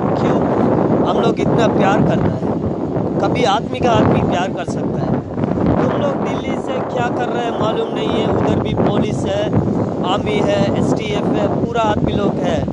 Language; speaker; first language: Hindi; non-native, learner; Tamil